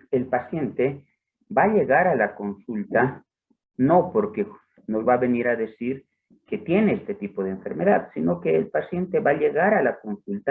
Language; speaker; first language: Spanish; native; Spanish